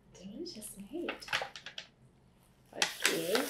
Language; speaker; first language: English; non-native, learner; Russian